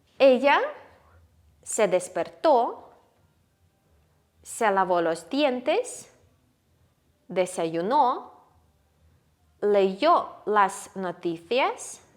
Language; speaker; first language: Spanish; non-native, fluent; Ukrainian